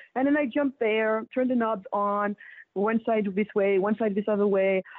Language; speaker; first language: English; early bilingual, other home language; Wolof